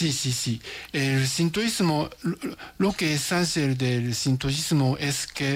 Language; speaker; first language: Spanish; non-native, learner; Japanese